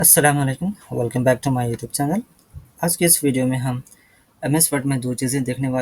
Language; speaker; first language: Hindi; native; Hindi